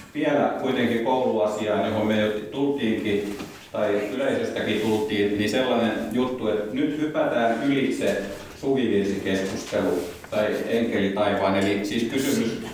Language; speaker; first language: Finnish; native; Finnish